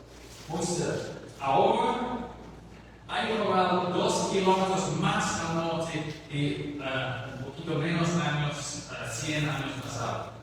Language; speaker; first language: Spanish; non-native, learner; English